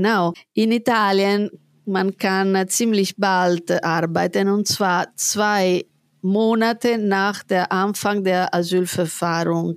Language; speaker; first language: German; non-native, fluent; Italian